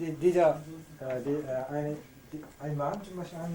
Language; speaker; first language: German; non-native, learner; Korean